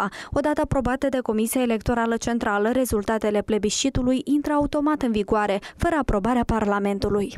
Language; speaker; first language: Romanian; native; Romanian